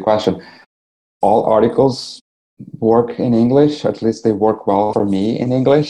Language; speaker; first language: English; non-native, fluent; Portuguese